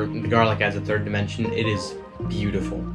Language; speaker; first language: English; native; English